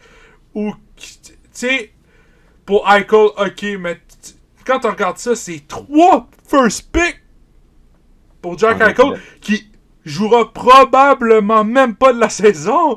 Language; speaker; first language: French; native; French